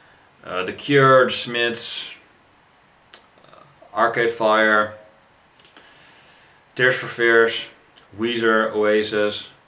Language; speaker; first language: English; non-native, fluent; Dutch